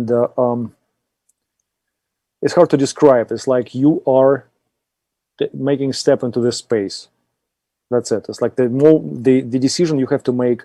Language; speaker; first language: English; non-native, fluent; German